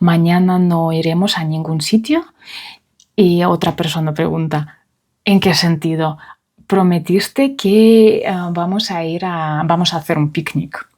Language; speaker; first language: Spanish; non-native, fluent; Russian